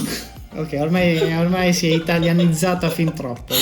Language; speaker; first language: Italian; native; Italian